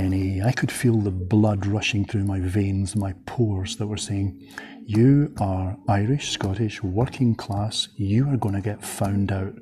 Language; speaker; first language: English; native; English